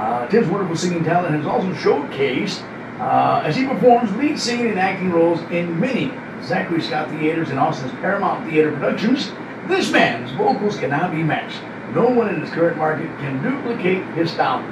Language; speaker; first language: English; early bilingual, other home language; Spanish